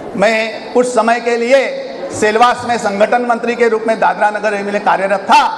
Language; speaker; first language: Hindi; non-native, local second language; Marathi